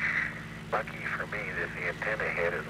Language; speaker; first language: English; native; English